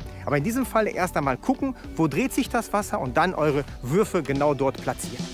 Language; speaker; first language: German; native; German